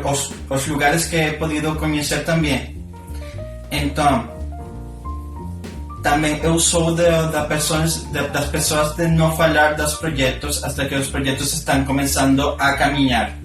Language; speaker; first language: Portuguese; non-native, learner; Spanish